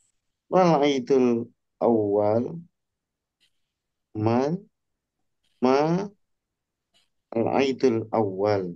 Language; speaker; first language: Arabic; non-native, learner; Indonesian